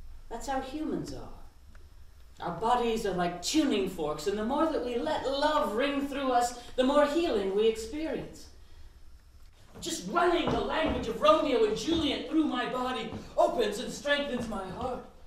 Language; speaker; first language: English; native; English